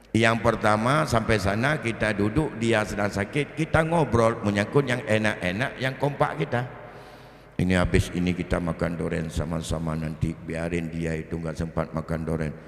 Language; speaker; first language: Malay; non-native, local second language; Achinese